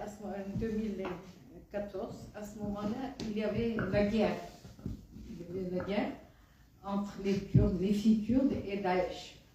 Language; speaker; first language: French; non-native, fluent; Kurdish